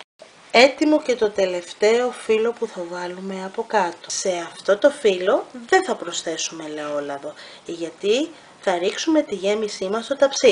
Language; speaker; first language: Greek; native; Greek